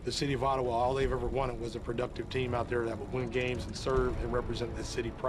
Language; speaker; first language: English; native; English